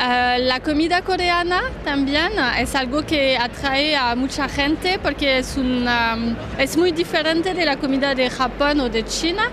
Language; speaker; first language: Spanish; non-native, fluent; Korean